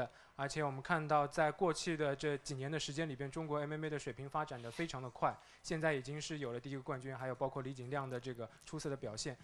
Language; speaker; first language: Chinese; native; Chinese